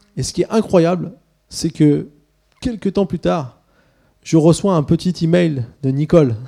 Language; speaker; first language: French; early bilingual, other home language; Swiss German